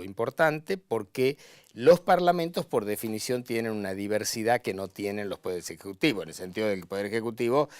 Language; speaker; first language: Spanish; native; Spanish